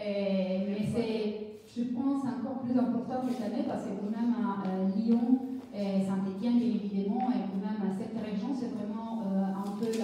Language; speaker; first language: French; non-native, fluent; Italian